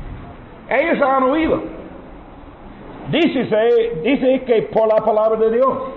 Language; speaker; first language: Spanish; non-native, learner; English